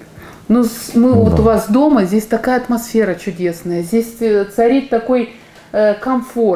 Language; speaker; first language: Russian; native; Russian